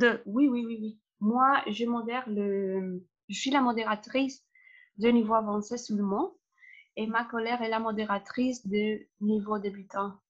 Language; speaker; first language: French; non-native, fluent; Spanish